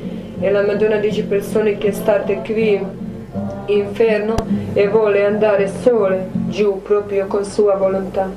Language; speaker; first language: Italian; non-native, learner; Croatian